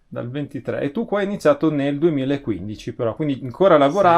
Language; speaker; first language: Italian; native; Italian